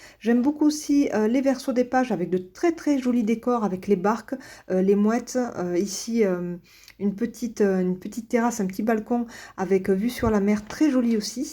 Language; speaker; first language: French; native; French